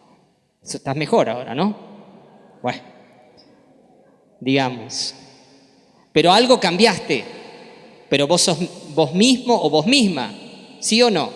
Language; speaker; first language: Spanish; native; Spanish